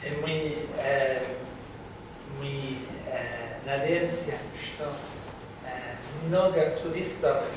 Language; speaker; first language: Russian; non-native, learner; English